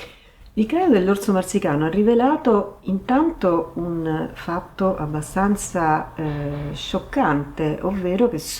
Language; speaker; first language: Italian; native; Italian